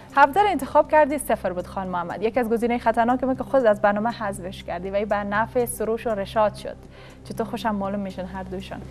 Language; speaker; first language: Persian; native; Persian